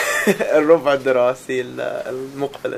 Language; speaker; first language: Arabic; non-native, fluent; English